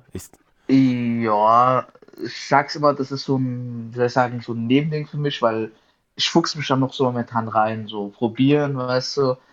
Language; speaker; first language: German; native; German